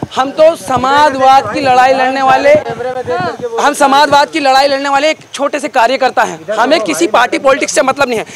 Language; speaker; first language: Hindi; native; Hindi